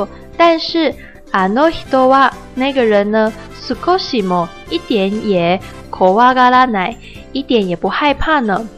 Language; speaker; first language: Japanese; non-native, fluent; Chinese